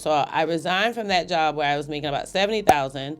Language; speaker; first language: English; native; English